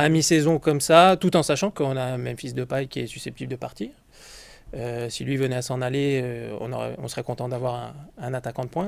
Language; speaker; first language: French; native; French